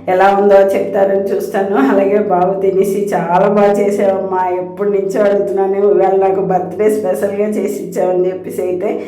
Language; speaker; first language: Telugu; non-native, local second language; Tamil